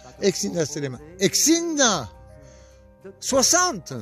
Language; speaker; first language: Greek; non-native, learner; French